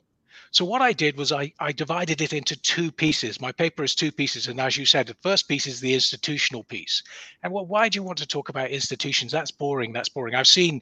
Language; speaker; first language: English; native; English